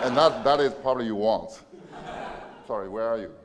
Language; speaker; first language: English; non-native, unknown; Chinese